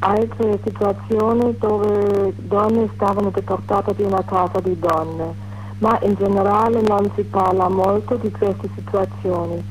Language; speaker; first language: Italian; non-native, fluent; German